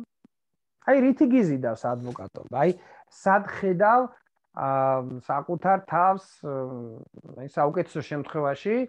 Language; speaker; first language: Georgian; native; Georgian